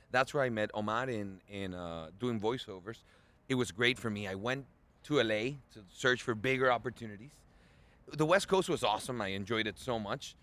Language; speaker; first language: English; early bilingual, other home language; Spanish